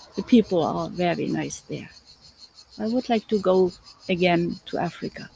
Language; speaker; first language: English; non-native, learner; German